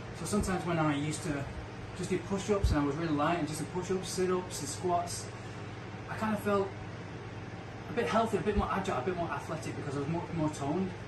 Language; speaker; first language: English; native; English